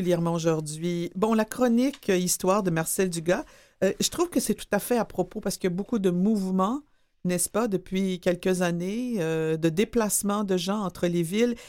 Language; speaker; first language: French; native; French